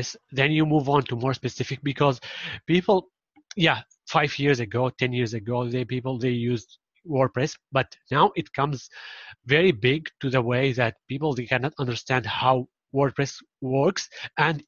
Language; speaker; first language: English; non-native, fluent; Arabic